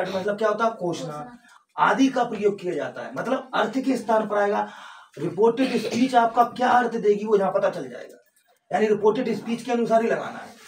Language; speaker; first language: Hindi; native; Hindi